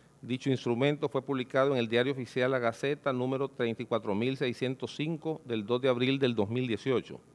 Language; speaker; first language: Spanish; native; Spanish